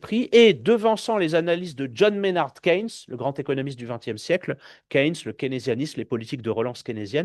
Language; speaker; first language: French; native; French